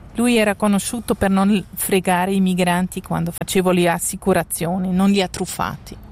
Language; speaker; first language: Italian; non-native, local second language; German